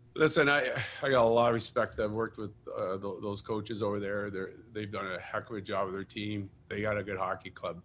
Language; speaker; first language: English; native; English